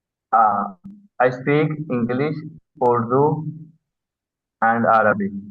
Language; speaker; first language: English; non-native, learner; Urdu